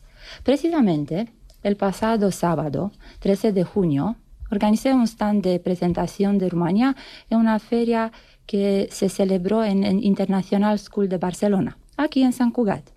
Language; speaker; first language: Spanish; non-native, fluent; Romanian